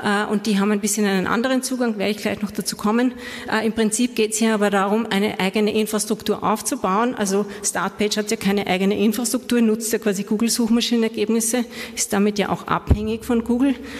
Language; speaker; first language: German; native; German